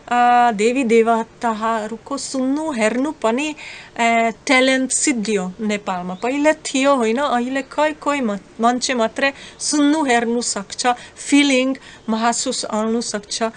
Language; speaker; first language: Nepali; non-native, fluent; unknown